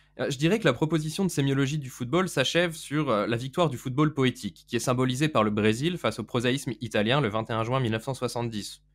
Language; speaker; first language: French; native; French